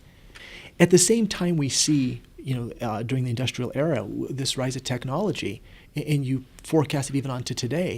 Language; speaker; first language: English; native; English